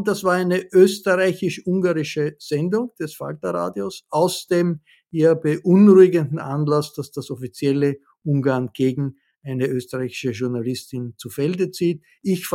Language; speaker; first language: German; native; German